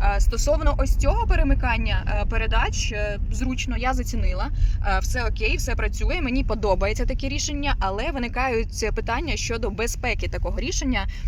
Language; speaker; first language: Ukrainian; non-native, local second language; Russian